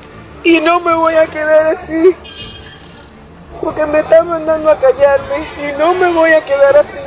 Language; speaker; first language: Spanish; native; Spanish